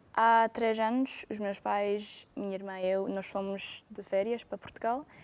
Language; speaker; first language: Portuguese; non-native, fluent; English